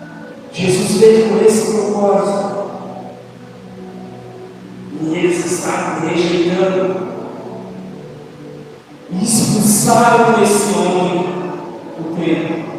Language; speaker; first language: Portuguese; native; Portuguese